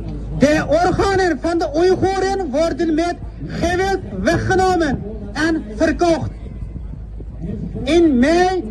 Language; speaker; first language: Dutch; non-native, fluent; Uyghur